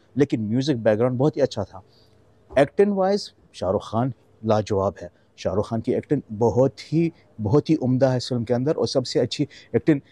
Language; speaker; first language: Hindi; non-native, fluent; Arabic